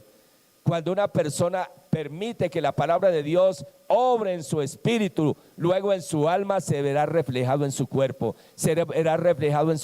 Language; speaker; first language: Spanish; native; Spanish